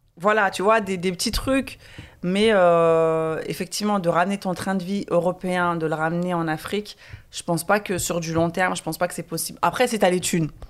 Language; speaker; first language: French; native; French